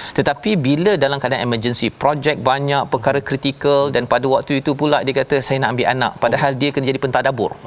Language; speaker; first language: Malay; native; Malay